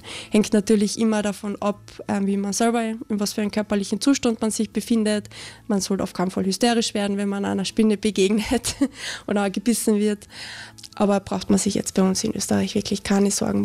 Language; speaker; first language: German; native; German